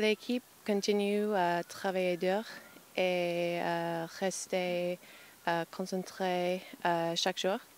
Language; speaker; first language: French; non-native, fluent; English